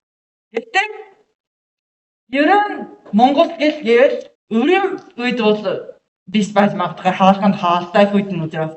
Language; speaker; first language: Mongolian; non-native, learner; Japanese